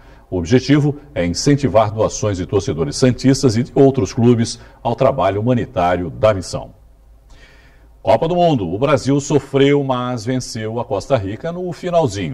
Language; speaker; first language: Portuguese; native; Portuguese